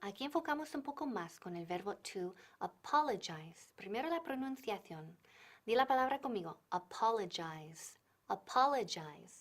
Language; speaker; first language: Spanish; non-native, fluent; English